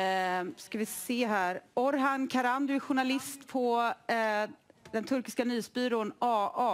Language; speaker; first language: Swedish; native; Swedish